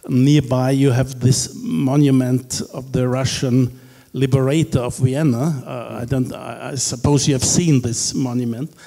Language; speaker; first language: English; non-native, fluent; German